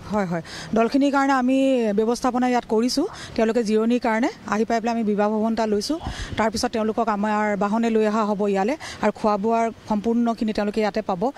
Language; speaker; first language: Assamese; native; Assamese